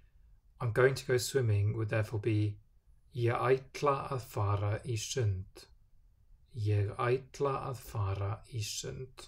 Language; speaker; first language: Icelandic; non-native, fluent; English